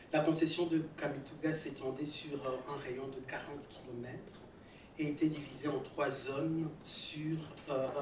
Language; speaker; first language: French; non-native, local second language; Swahili